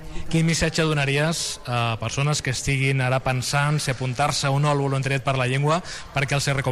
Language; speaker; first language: Catalan; native; Catalan